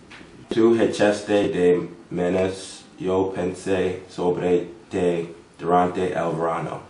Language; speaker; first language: Spanish; non-native, learner; English